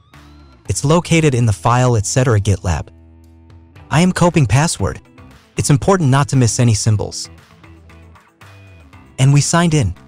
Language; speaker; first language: English; non-native, fluent; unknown